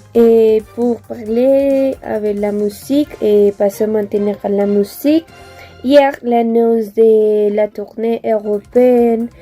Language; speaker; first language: French; non-native, learner; Spanish